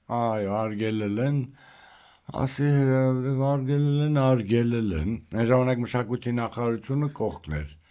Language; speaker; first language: Armenian; native; Armenian